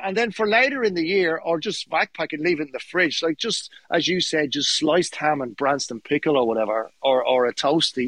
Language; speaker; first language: English; native; English